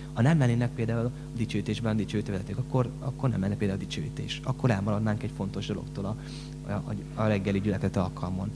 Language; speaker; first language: Hungarian; native; Hungarian